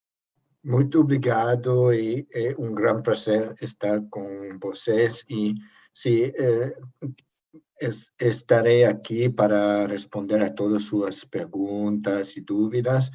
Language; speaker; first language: Portuguese; non-native, learner; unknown